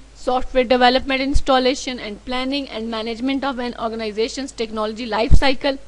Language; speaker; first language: English; non-native, local second language; Urdu